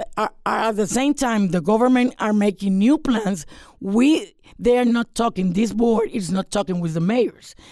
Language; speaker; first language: English; non-native, fluent; Spanish